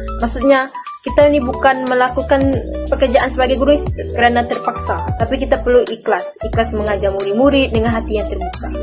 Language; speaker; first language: Malay; native; Malay